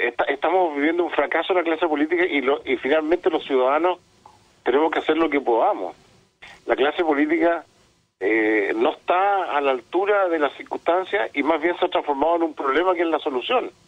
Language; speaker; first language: Spanish; native; Spanish